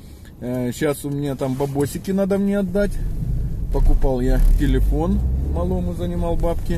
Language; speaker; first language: Russian; native; Russian